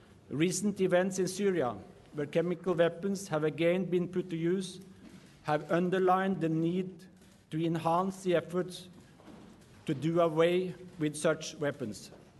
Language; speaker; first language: English; non-native, fluent; Norwegian